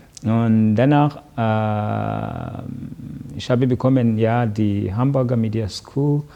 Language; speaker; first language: German; non-native, learner; Kinyarwanda